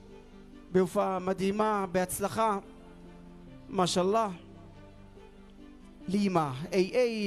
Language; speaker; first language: Hebrew; non-native, local second language; Arabic